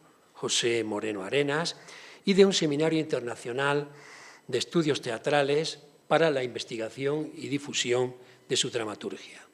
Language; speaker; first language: Spanish; native; Spanish